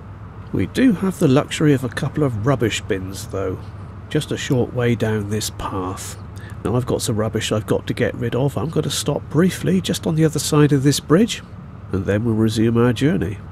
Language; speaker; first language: English; native; English